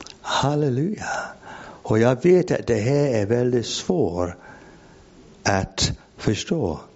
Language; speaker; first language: Swedish; non-native, fluent; English